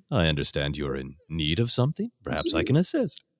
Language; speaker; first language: English; native; English